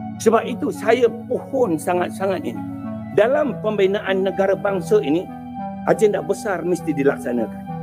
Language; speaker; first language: Malay; native; Malay